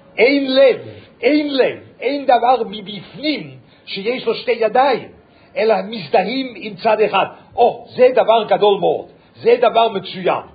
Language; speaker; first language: Hebrew; non-native, fluent; English